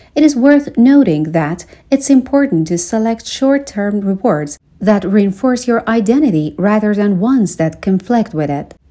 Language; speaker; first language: English; non-native, fluent; Persian